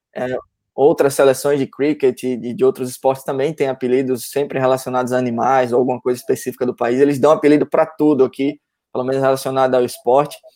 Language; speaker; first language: Portuguese; native; Portuguese